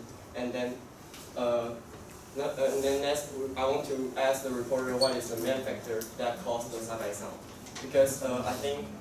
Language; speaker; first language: English; non-native, fluent; Chinese